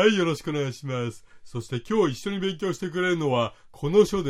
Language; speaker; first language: Japanese; native; Japanese